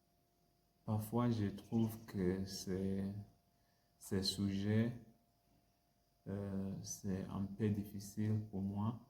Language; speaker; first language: French; non-native, learner; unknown